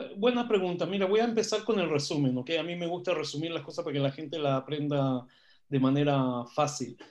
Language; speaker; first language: Spanish; non-native, fluent; Hebrew